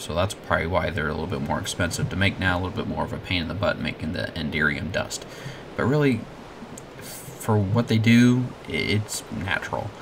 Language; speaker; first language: English; native; English